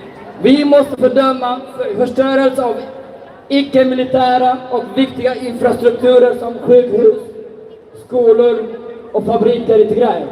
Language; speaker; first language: Swedish; early bilingual, other home language; Tigrinya